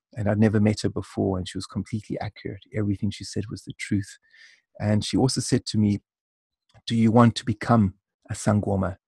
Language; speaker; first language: English; native; English